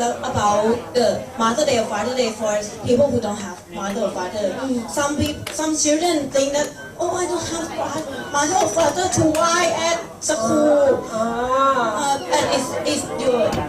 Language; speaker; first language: English; non-native, learner; Thai